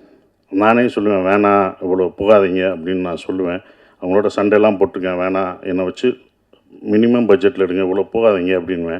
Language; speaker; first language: Tamil; native; Tamil